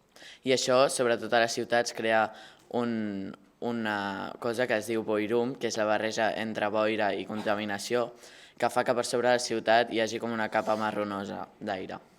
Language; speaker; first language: Catalan; native; Catalan